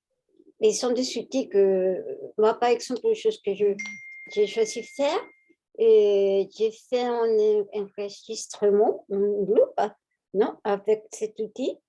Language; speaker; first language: French; non-native, fluent; Spanish